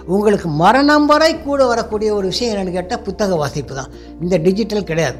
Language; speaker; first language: Tamil; native; Tamil